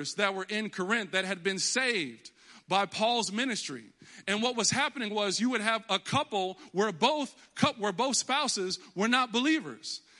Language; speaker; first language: English; native; English